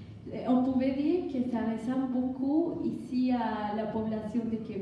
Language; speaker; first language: French; non-native, learner; Spanish